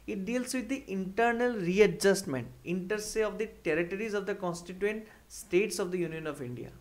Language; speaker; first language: English; non-native, local second language; Assamese